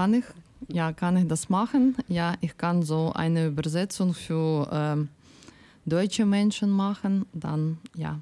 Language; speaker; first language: German; non-native, learner; Ukrainian